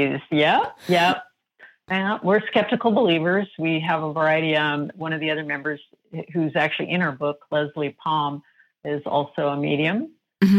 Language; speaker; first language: English; native; English